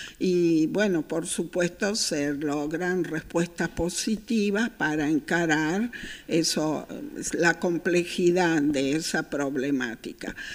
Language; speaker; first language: Spanish; native; Spanish